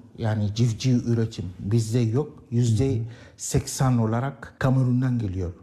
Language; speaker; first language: Turkish; non-native, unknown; Arabic